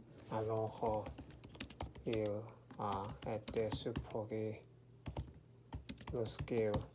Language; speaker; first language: French; non-native, learner; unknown